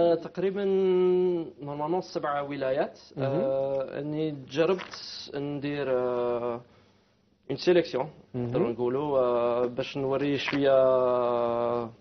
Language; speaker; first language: Arabic; non-native, fluent; English